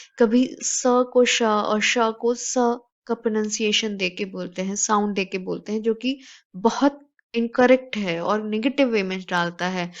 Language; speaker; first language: Urdu; native; Urdu